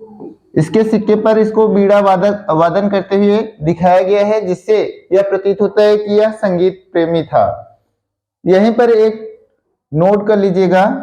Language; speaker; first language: Hindi; native; Hindi